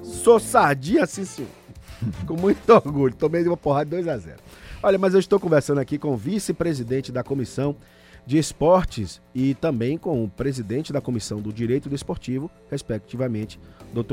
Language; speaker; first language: Portuguese; native; Portuguese